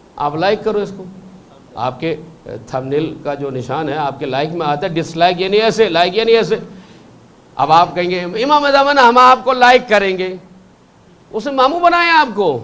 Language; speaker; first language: Urdu; native; Urdu